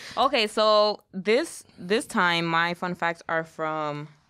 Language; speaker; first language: English; early bilingual, other home language; Spanish